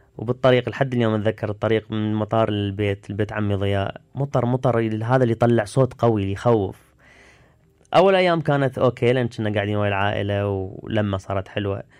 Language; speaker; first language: Arabic; early bilingual, heritage; Arabic